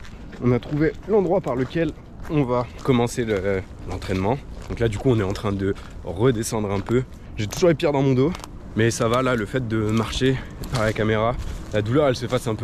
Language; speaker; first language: French; native; French